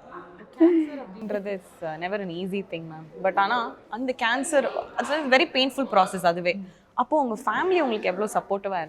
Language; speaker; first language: Tamil; native; Tamil